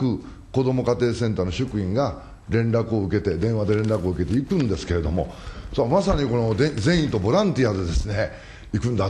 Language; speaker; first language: Japanese; native; Japanese